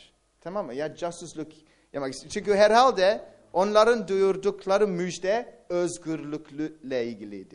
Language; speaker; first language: Turkish; non-native, fluent; English